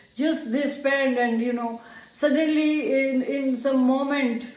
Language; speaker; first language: English; non-native, local second language; Gujarati